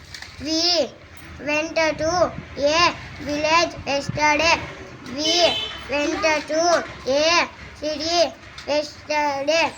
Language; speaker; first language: English; non-native, learner; Telugu